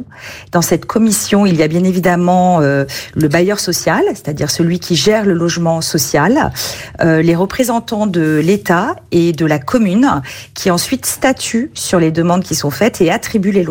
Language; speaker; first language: French; native; French